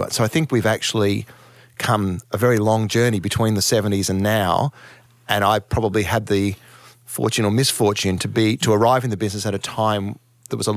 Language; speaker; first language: English; native; English